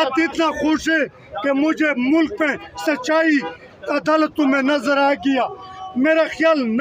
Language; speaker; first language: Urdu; non-native, local second language; Pashto